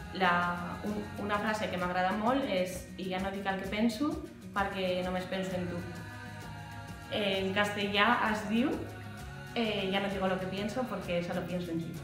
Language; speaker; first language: Catalan; non-native, local second language; Spanish